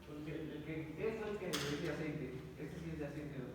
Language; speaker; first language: Spanish; native; Spanish